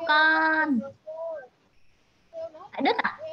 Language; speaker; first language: Vietnamese; native; Vietnamese